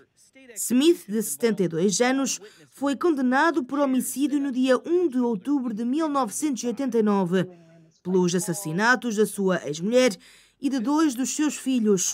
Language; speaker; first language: Portuguese; native; Portuguese